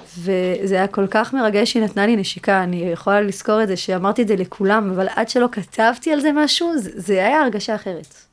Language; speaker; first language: Hebrew; early bilingual, other home language; French